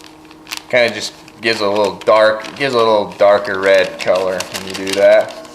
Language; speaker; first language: English; native; English